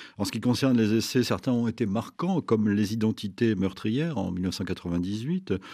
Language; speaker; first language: French; native; French